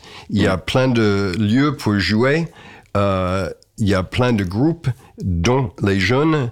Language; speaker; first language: French; non-native, fluent; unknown